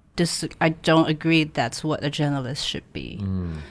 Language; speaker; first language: English; non-native, fluent; Chinese